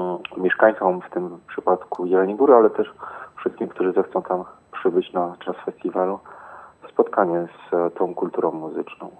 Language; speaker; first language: Polish; native; Polish